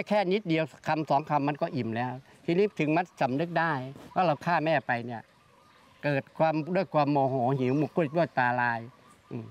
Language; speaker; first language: Thai; native; Thai